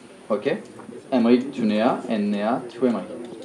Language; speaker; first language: English; non-native, learner; French